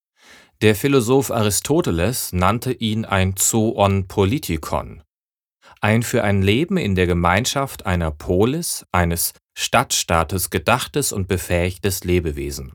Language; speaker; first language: German; native; German